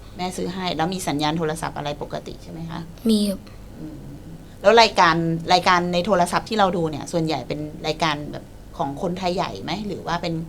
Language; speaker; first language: Thai; native; Thai